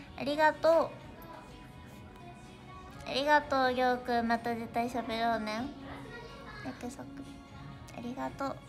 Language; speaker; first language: Japanese; native; Japanese